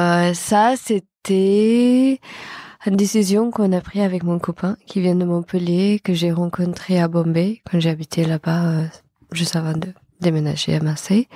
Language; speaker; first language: French; non-native, fluent; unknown